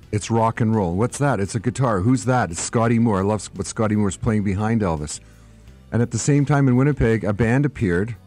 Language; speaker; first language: English; native; English